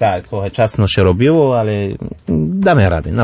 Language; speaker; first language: Polish; non-native, learner; French